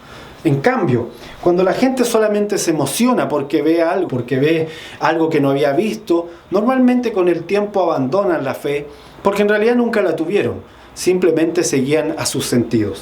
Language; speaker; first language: Spanish; native; Spanish